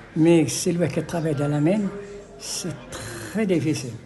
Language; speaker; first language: French; non-native, learner; Arabic